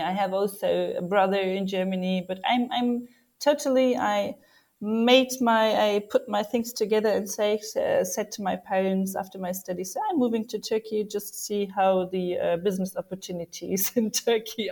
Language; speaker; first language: English; non-native, fluent; German